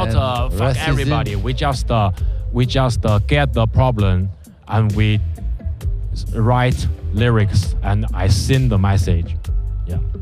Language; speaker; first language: English; non-native, learner; Chinese